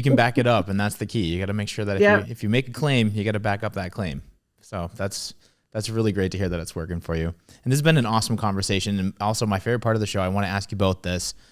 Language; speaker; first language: English; native; English